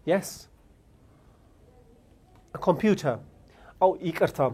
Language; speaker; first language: English; non-native, fluent; Amharic